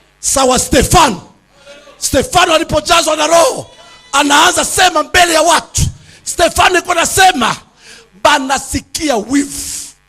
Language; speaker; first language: Swahili; native; Swahili